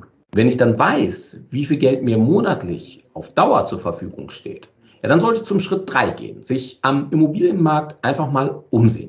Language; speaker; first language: German; native; German